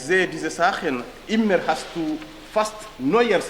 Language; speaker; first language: German; non-native, learner; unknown